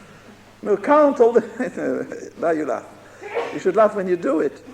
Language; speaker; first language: English; non-native, fluent; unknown